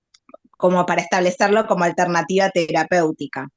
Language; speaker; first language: Spanish; native; Spanish